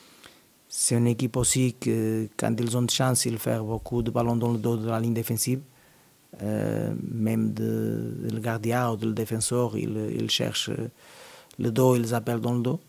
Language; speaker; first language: French; non-native, learner; Portuguese